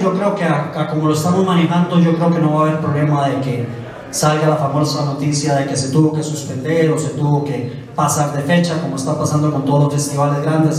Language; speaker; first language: Spanish; native; Spanish